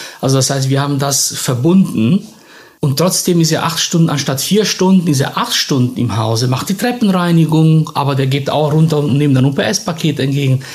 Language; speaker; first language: German; non-native, fluent; Italian